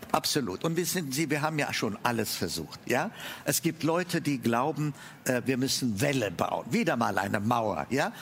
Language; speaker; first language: German; non-native, fluent; Amharic